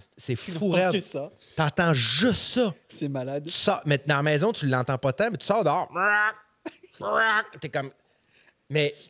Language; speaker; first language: French; native; French